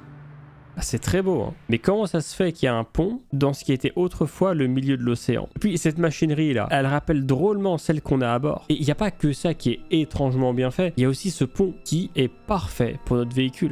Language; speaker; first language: French; native; French